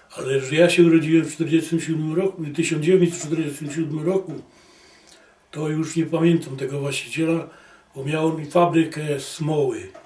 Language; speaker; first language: Polish; native; Polish